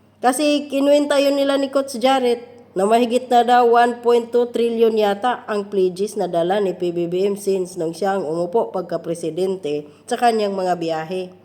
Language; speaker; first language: Filipino; non-native, local second language; Cebuano